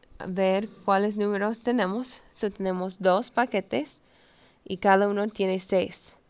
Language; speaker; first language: Spanish; early bilingual, heritage; Spanish